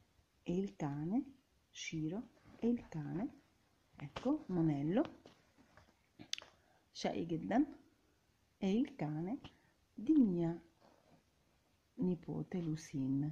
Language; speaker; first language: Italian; non-native, fluent; Arabic